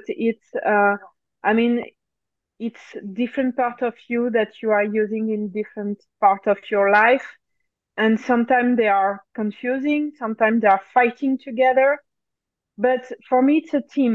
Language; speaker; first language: English; non-native, fluent; French